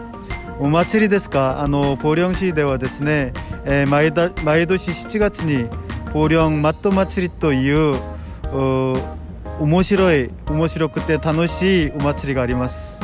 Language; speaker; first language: Japanese; non-native, fluent; Korean